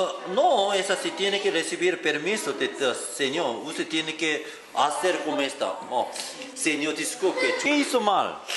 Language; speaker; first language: Spanish; non-native, learner; Korean